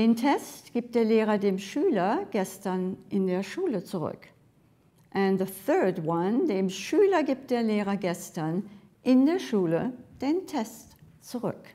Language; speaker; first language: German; non-native, fluent; English